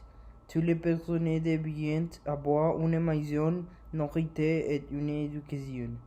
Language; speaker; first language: French; non-native, learner; Spanish